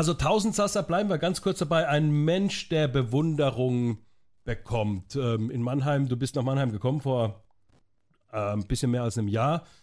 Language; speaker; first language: German; native; German